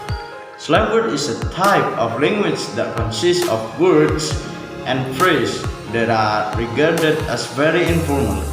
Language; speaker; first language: English; non-native, learner; Indonesian